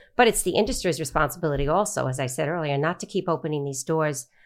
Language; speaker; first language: English; native; English